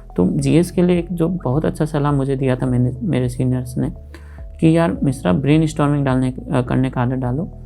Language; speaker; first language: Hindi; native; Hindi